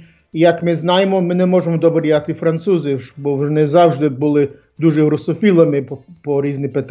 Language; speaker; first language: Ukrainian; early bilingual, heritage; English